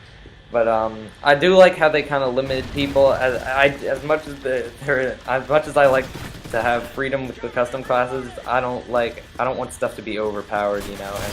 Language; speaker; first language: English; native; English